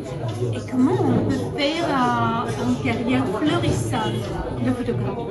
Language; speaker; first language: French; non-native, fluent; Russian